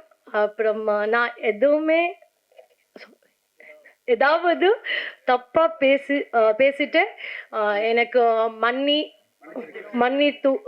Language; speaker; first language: Tamil; non-native, learner; Kannada